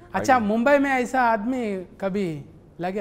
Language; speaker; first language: Hindi; non-native, local second language; Telugu